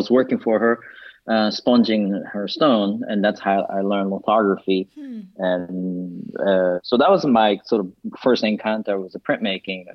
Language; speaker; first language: English; non-native, fluent; Japanese